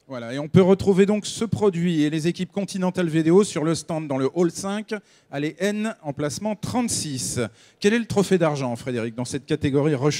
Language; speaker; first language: French; native; French